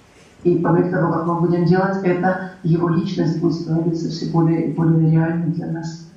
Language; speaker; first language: Russian; native; Russian